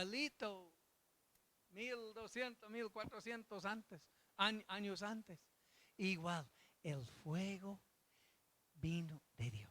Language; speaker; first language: Spanish; non-native, fluent; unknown